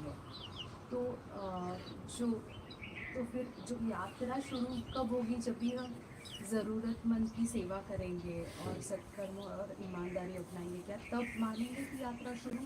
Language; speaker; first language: Hindi; native; Hindi